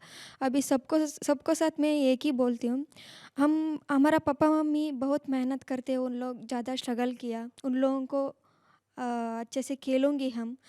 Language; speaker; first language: Hindi; non-native, local second language; Kannada